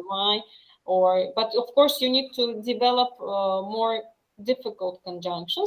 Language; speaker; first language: English; non-native, fluent; Russian